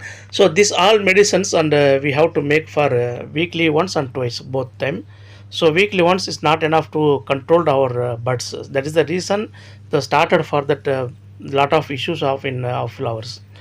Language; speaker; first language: English; non-native, local second language; Tamil